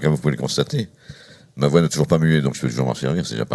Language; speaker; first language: French; native; French